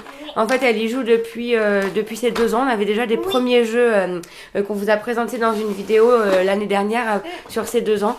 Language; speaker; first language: French; native; French